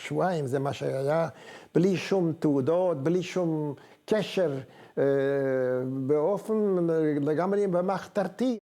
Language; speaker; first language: Hebrew; non-native, fluent; Hungarian